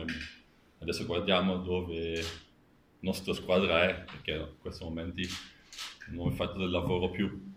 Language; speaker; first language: Italian; non-native, learner; Dutch